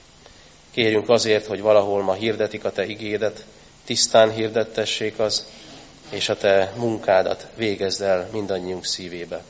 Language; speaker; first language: Hungarian; native; Hungarian